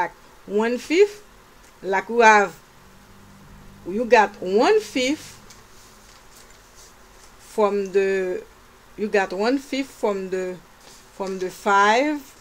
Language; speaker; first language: English; non-native, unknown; Haitian Creole